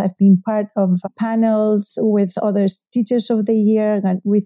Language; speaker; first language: English; non-native, fluent; Spanish